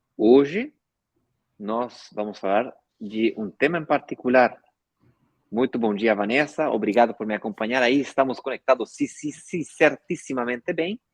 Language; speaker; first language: Portuguese; non-native, fluent; Spanish